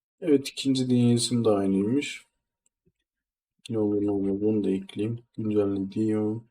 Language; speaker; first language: Turkish; native; Turkish